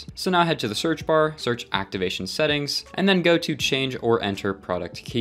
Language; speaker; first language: English; native; English